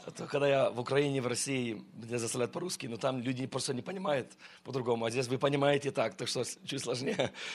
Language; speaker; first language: Russian; early bilingual, heritage; Russian